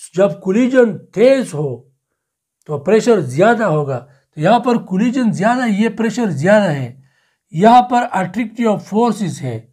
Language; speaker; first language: Urdu; non-native, local second language; Pashto